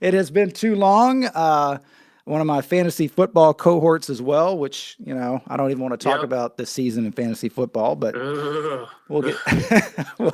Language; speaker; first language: English; native; English